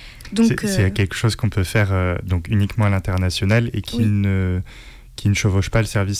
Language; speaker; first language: French; native; French